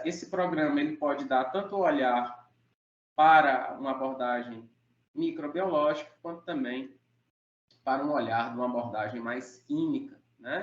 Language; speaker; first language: Portuguese; native; Portuguese